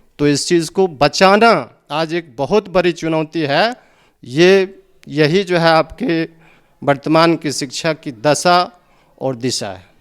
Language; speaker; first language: Hindi; native; Hindi